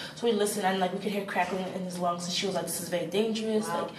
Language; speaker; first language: English; native; English